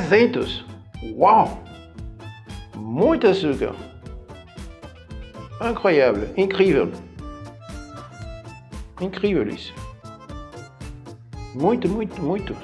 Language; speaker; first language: Portuguese; non-native, fluent; French